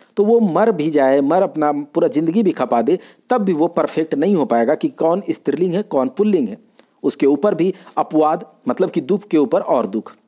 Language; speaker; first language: Hindi; non-native, local second language; Magahi